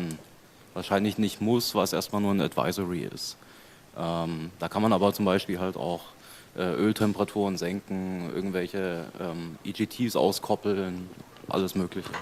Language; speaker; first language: German; native; German